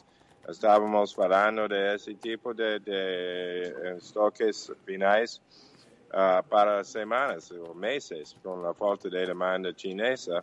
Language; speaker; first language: Portuguese; non-native, fluent; English